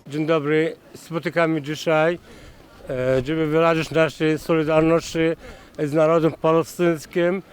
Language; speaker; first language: Polish; non-native, fluent; Arabic